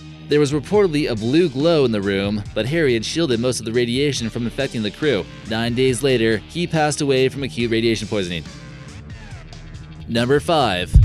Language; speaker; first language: English; native; English